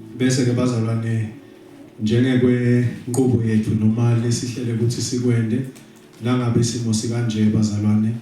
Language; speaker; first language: Zulu; non-native, local second language; Swati